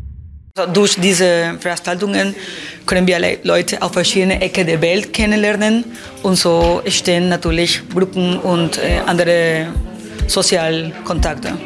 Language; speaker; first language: German; non-native, fluent; Spanish